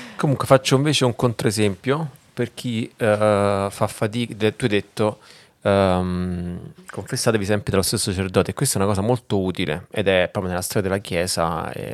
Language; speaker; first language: Italian; native; Italian